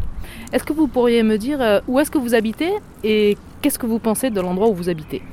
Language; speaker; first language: French; native; French